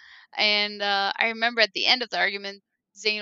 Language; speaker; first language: English; non-native, fluent; Arabic